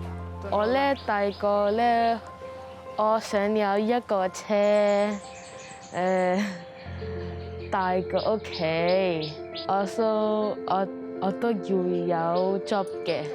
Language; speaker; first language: Cantonese; early bilingual, other home language; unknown